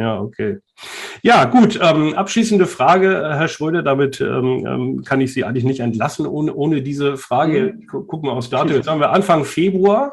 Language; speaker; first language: German; native; German